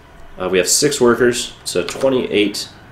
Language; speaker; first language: English; native; English